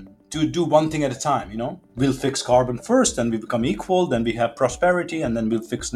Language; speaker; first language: English; non-native, local second language; Hindi